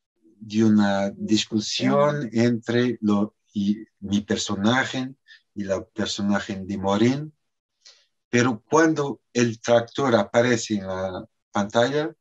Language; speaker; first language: Spanish; non-native, fluent; Portuguese